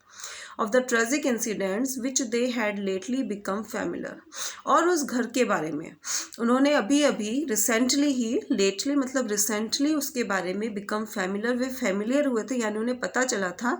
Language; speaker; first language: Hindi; native; Hindi